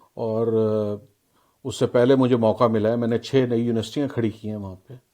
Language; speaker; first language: Urdu; native; Urdu